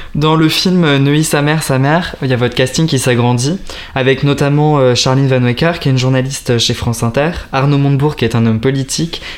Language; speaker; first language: French; native; French